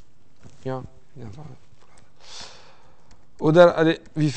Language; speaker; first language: Norwegian; non-native, fluent; French